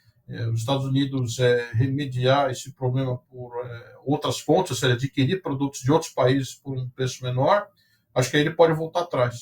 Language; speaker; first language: Portuguese; native; Portuguese